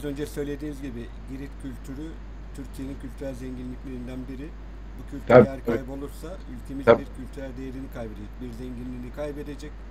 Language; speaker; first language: Turkish; native; Turkish